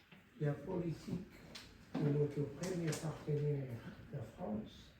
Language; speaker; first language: French; non-native, local second language; Comorian